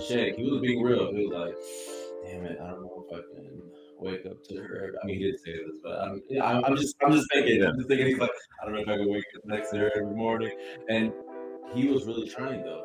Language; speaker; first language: English; native; English